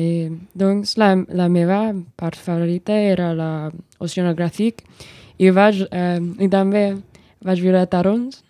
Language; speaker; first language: Catalan; non-native, learner; English